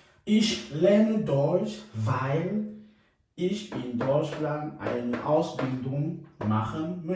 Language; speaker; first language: German; non-native, fluent; French